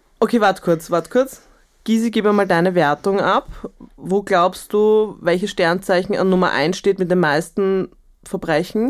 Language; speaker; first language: German; native; German